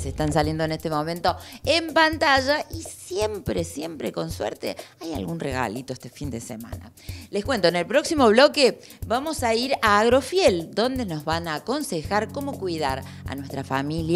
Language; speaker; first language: Spanish; native; Spanish